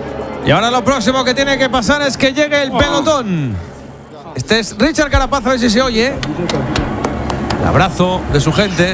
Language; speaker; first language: Spanish; native; Spanish